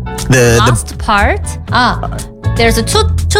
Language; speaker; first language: English; non-native, learner; Korean